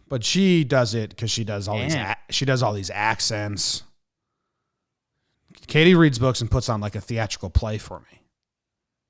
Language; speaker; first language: English; native; English